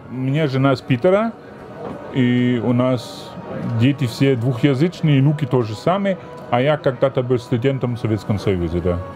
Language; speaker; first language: Russian; non-native, fluent; German